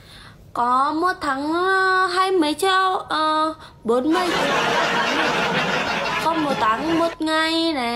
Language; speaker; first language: Vietnamese; non-native, learner; Indonesian